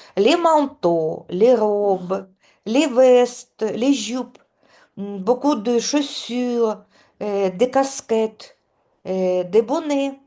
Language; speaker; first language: French; non-native, learner; Russian